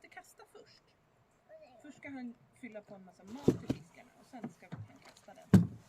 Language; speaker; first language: Swedish; native; Swedish